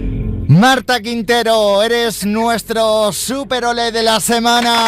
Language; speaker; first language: Spanish; native; Spanish